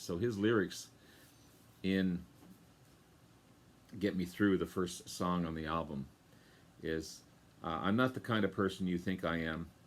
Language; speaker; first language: English; native; English